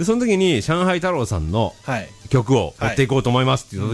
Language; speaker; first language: Japanese; native; Japanese